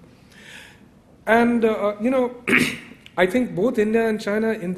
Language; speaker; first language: English; non-native, local second language; Bangla